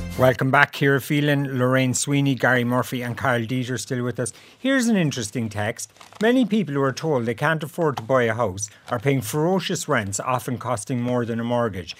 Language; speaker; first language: English; native; English